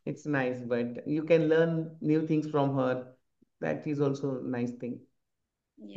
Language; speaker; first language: English; non-native, local second language; Marathi